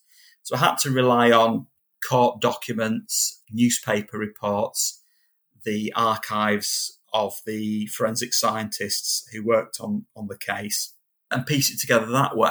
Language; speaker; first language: English; native; English